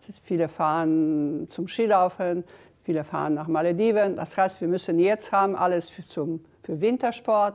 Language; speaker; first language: German; non-native, fluent; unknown